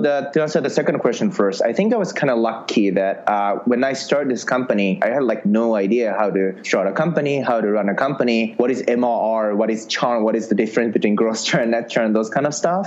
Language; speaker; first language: English; non-native, fluent; Japanese